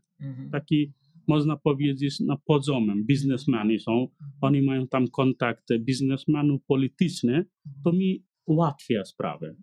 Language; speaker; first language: Polish; non-native, learner; Nepali